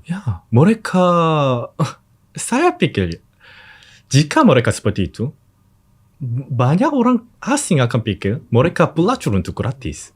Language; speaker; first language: Indonesian; non-native, learner; Korean